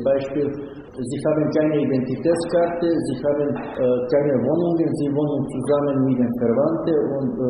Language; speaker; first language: German; non-native, learner; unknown